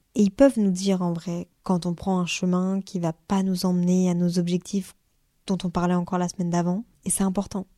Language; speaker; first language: French; native; French